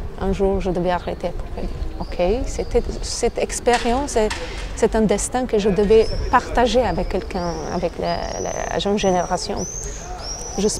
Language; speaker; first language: French; non-native, fluent; Albanian